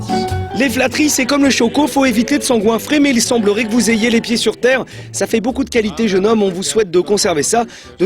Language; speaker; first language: French; native; French